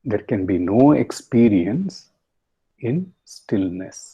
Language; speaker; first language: English; non-native, local second language; Kannada